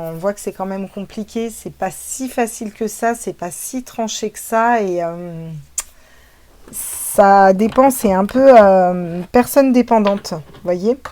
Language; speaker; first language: French; native; French